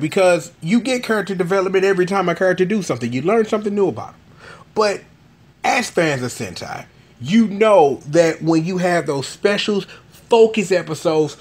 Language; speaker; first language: English; native; English